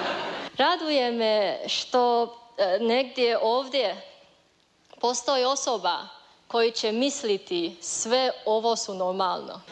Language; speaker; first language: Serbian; non-native, learner; Chinese